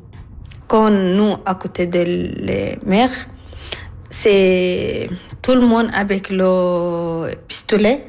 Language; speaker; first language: French; non-native, learner; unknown